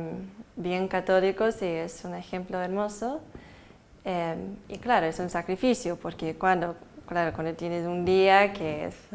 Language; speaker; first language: Spanish; non-native, fluent; English